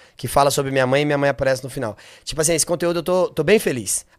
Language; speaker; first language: Portuguese; native; Portuguese